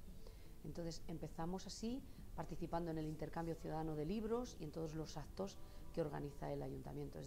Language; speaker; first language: Spanish; native; Spanish